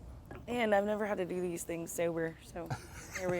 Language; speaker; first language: English; native; English